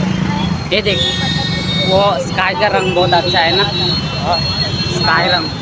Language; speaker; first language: Hindi; non-native, local second language; Mizo